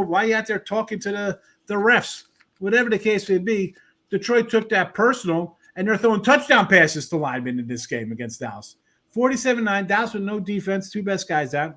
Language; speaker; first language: English; native; English